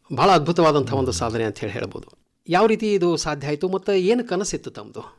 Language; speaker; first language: Kannada; native; Kannada